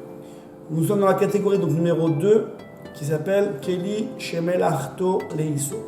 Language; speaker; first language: French; native; French